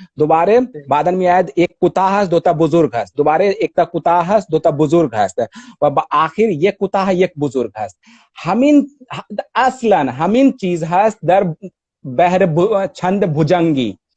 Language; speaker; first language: Persian; non-native, learner; Hindi